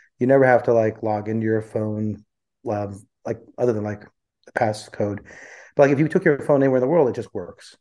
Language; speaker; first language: English; early bilingual, other home language; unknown